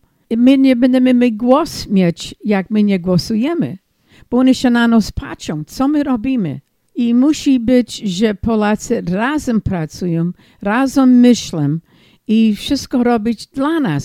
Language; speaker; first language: Polish; early bilingual, heritage; English